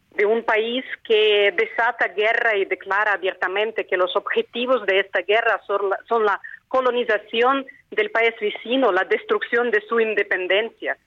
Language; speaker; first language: Spanish; non-native, fluent; Ukrainian